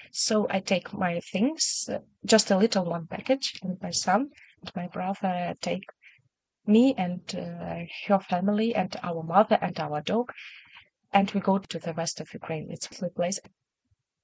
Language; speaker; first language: English; non-native, learner; Ukrainian